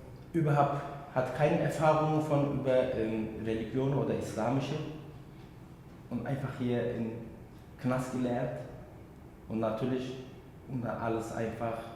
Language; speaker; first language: German; non-native, learner; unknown